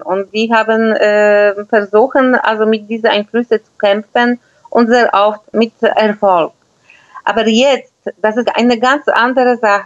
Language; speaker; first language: German; non-native, fluent; Polish